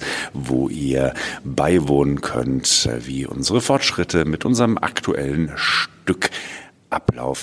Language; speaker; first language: German; native; German